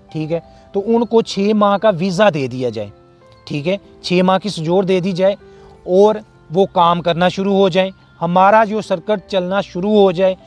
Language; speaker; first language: Urdu; non-native, local second language; Punjabi